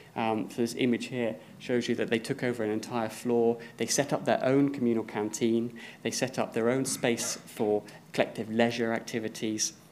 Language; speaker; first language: English; native; English